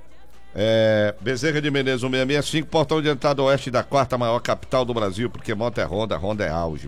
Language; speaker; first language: Portuguese; native; Portuguese